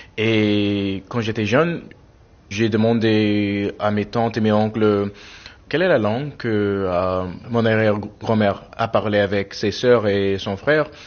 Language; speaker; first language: French; non-native, fluent; English